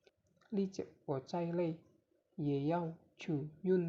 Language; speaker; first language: Chinese; non-native, learner; Indonesian